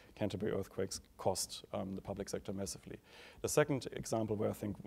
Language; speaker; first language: English; non-native, fluent; German